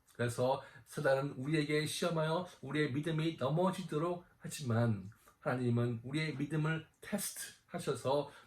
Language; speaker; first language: Korean; native; Korean